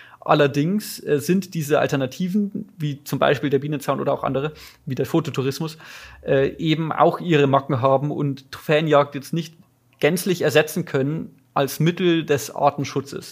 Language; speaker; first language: German; native; German